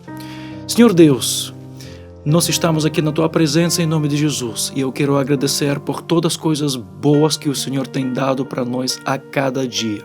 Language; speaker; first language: Portuguese; non-native, fluent; Ukrainian